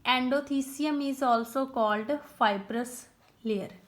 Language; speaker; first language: English; non-native, local second language; Punjabi